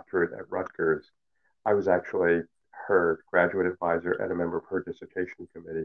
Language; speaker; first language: English; early bilingual, other home language; Cantonese